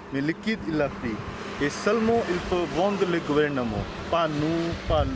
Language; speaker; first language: French; non-native, learner; Hindi